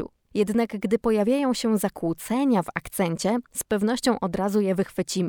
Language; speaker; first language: Polish; native; Polish